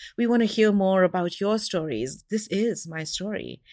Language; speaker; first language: English; non-native, local second language; Hindi